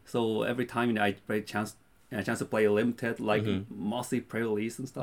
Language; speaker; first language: English; non-native, fluent; Japanese